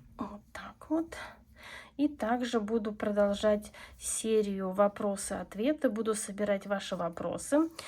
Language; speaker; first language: Russian; non-native, local second language; Latvian